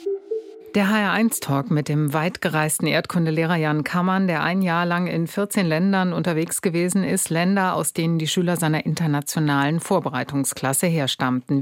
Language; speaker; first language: German; native; German